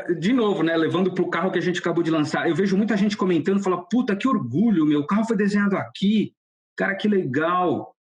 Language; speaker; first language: Portuguese; native; Portuguese